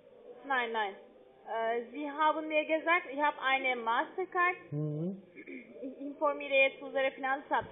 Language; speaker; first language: German; non-native, learner; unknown